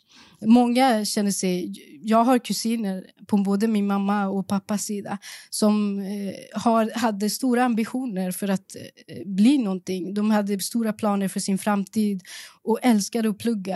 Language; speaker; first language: Swedish; early bilingual, other home language; Persian